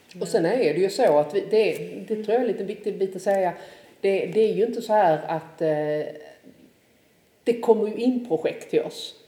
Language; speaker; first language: Swedish; native; Swedish